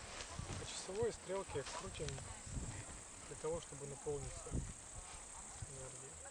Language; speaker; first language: Russian; native; Russian